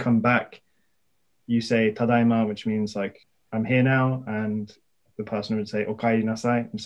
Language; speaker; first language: English; native; English